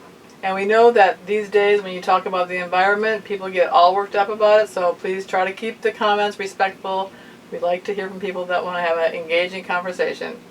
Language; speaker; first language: English; native; English